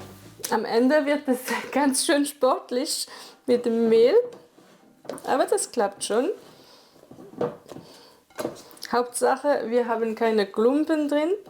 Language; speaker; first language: German; non-native, fluent; French